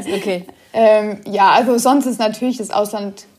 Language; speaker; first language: German; native; German